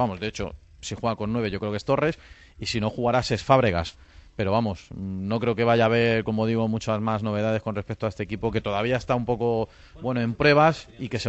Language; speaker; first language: Spanish; native; Spanish